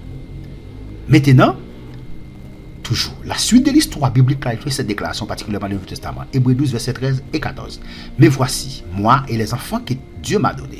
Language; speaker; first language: French; non-native, local second language; Haitian Creole